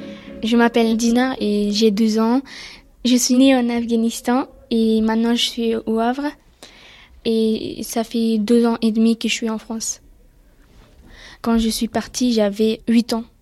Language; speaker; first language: French; early bilingual, other home language; Pashto